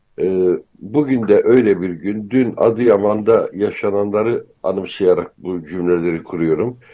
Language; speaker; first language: Turkish; native; Turkish